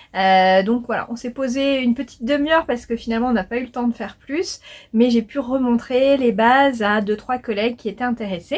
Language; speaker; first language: French; native; French